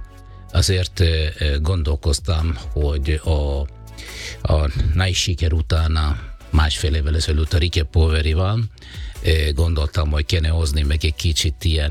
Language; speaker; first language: Hungarian; non-native, fluent; Italian